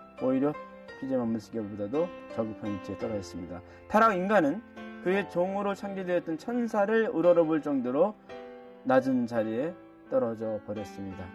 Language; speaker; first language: Korean; native; Korean